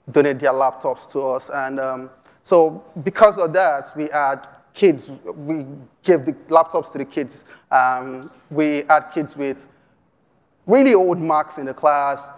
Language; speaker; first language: English; non-native, local second language; Yoruba